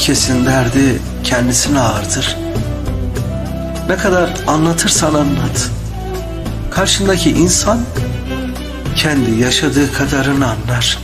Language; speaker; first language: Turkish; native; Turkish